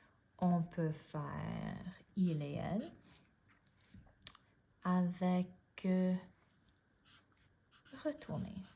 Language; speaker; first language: French; non-native, fluent; English